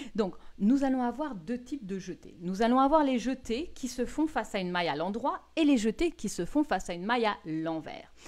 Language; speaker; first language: French; native; French